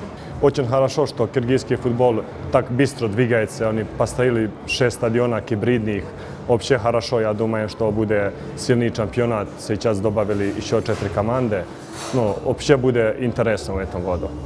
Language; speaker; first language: Russian; non-native, fluent; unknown